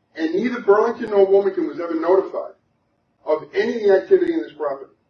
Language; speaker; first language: English; native; English